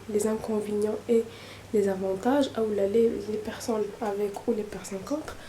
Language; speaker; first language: French; non-native, local second language; Arabic